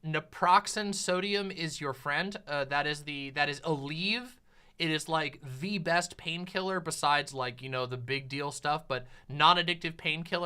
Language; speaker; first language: English; native; English